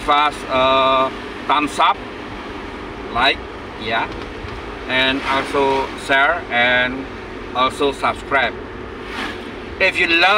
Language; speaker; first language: English; non-native, learner; Indonesian